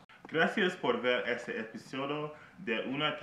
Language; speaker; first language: Spanish; non-native, learner; English